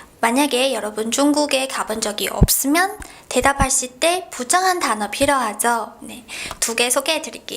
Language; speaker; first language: Korean; non-native, fluent; Chinese